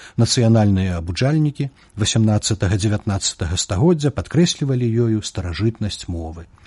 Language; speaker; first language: Belarusian; native; Belarusian